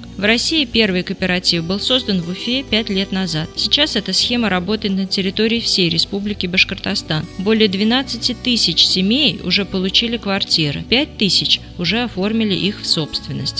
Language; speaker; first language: Russian; native; Russian